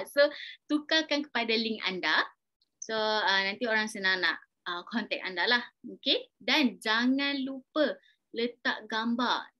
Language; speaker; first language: Malay; native; Malay